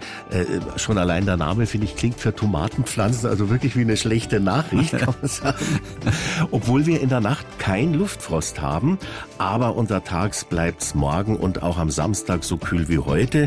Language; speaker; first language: German; native; German